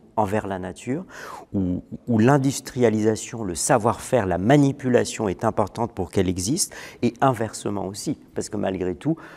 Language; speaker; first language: French; non-native, local second language; Malagasy